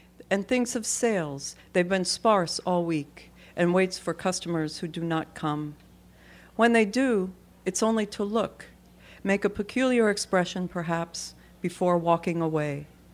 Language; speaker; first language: English; native; English